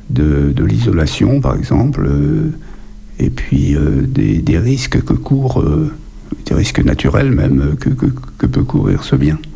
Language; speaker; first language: French; native; French